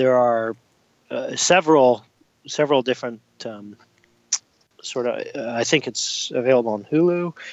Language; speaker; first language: English; native; English